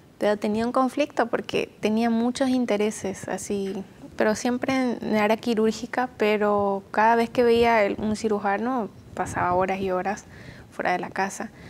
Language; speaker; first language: Spanish; native; Spanish